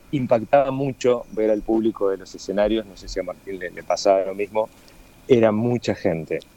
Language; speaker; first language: Spanish; native; Spanish